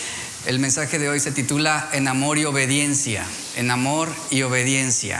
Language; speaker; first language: Spanish; native; Spanish